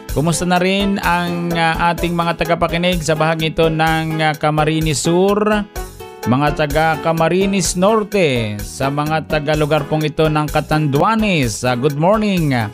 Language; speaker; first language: Filipino; native; Filipino